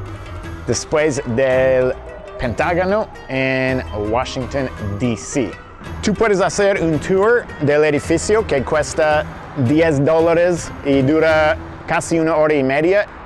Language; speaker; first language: Spanish; non-native, fluent; English